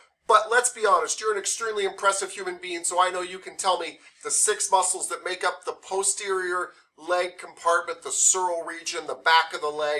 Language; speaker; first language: English; native; English